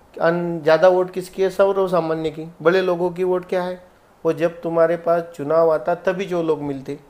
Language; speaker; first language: Hindi; non-native, local second language; Marathi